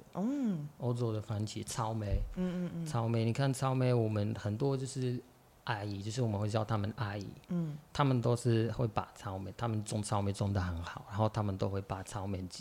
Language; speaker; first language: Chinese; non-native, fluent; Arabic